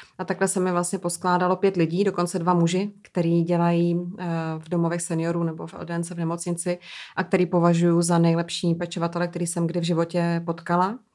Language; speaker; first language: Czech; native; Czech